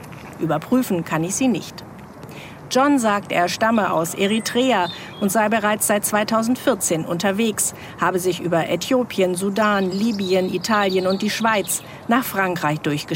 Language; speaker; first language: German; native; German